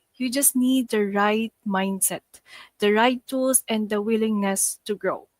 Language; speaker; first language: English; non-native, local second language; Filipino